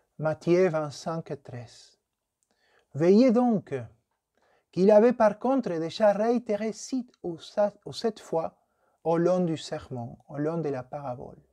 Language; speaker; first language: French; non-native, fluent; Spanish